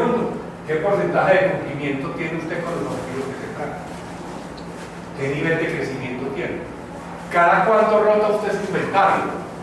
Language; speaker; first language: Spanish; native; Spanish